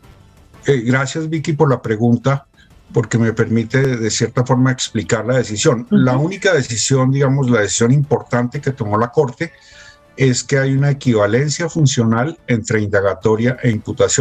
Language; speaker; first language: Spanish; native; Spanish